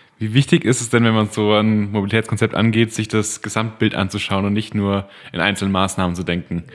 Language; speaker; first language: German; native; German